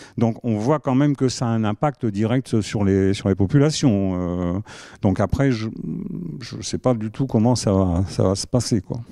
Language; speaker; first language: French; native; French